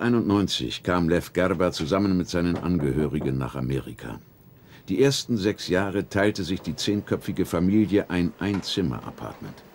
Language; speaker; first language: German; native; German